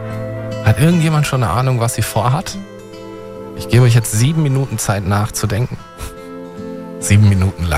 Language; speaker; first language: German; native; German